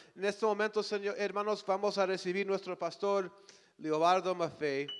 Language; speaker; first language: Spanish; early bilingual, heritage; Spanish